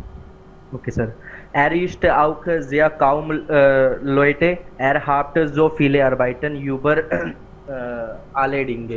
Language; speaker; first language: German; non-native, learner; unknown